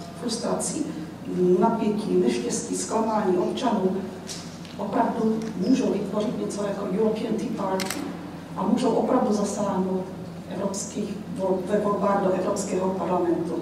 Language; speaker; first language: Czech; native; Czech